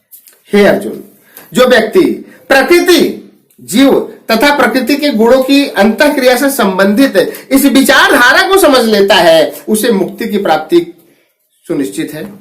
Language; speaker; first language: Hindi; native; Hindi